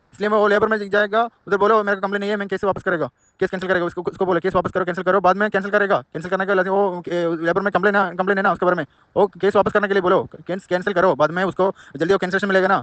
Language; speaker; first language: Hindi; non-native, learner; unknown